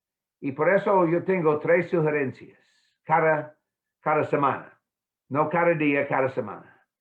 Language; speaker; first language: Spanish; non-native, fluent; English